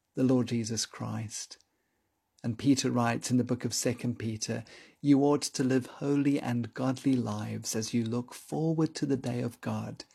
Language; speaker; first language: English; native; English